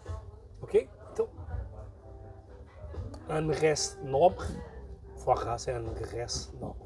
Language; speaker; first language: French; non-native, learner; Portuguese